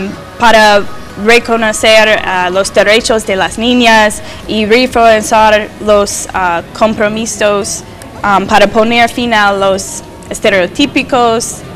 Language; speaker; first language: Spanish; non-native, learner; English